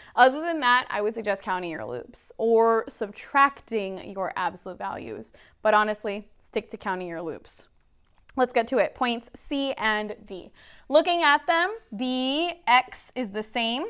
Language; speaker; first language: English; early bilingual, other home language; Spanish